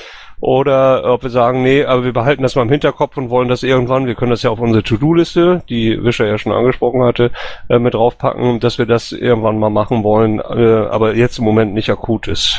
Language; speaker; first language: German; native; German